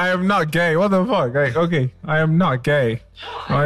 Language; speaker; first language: English; native; English